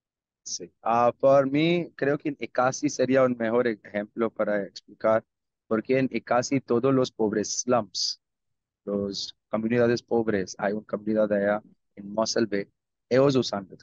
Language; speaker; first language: Spanish; non-native, learner; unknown